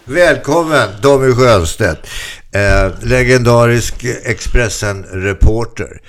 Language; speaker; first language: Swedish; native; Swedish